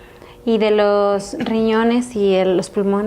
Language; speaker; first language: Spanish; native; Spanish